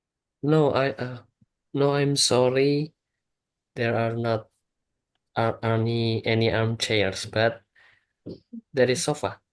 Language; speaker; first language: English; non-native, learner; Indonesian